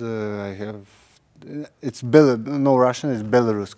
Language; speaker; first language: English; non-native, learner; Russian